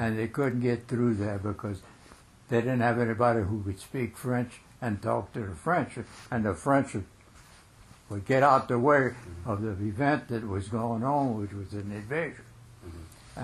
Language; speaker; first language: English; early bilingual, other home language; French